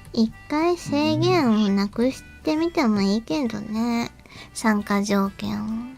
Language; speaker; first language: Japanese; native; Japanese